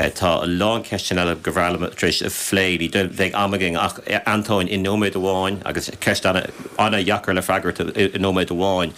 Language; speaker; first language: Irish; native; Irish